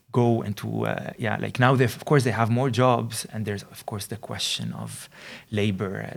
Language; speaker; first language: English; non-native, fluent; Arabic